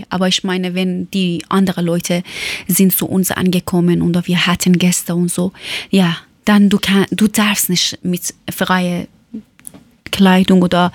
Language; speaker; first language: German; non-native, learner; Persian